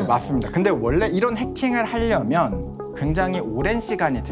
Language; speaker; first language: Korean; native; Korean